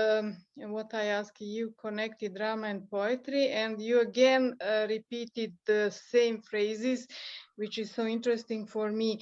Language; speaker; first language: English; non-native, fluent; Serbian